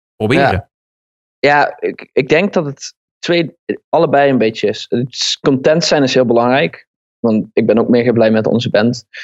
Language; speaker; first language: Dutch; native; Dutch